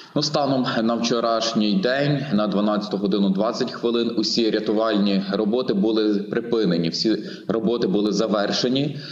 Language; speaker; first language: Ukrainian; native; Ukrainian